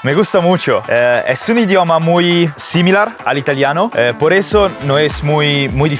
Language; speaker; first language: Spanish; non-native, learner; Italian